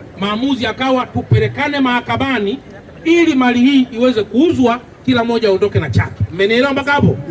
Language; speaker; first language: Swahili; native; Swahili